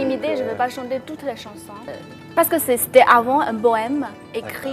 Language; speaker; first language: French; non-native, fluent; Chinese